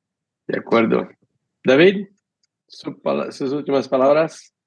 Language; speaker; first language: Spanish; non-native, fluent; Portuguese